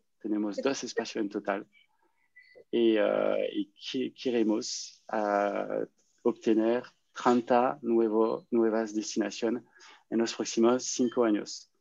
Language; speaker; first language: Spanish; non-native, learner; French